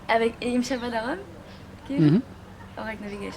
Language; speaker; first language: Hebrew; early bilingual, heritage; French